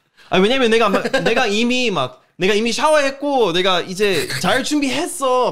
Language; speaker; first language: Korean; non-native, fluent; English